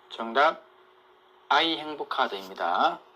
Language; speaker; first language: Korean; native; Korean